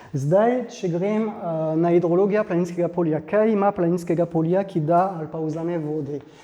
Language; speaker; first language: Slovenian; non-native, fluent; French